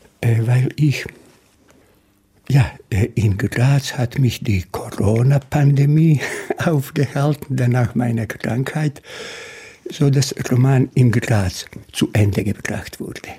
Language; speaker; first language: German; non-native, fluent; Bosnian